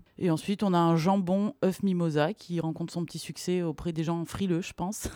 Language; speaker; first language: French; native; French